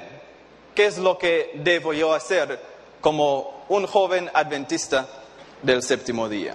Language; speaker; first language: Spanish; non-native, fluent; English